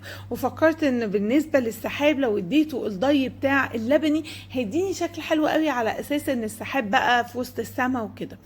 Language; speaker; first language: Arabic; native; Arabic